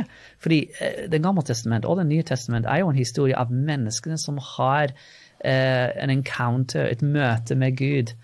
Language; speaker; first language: Norwegian; non-native, fluent; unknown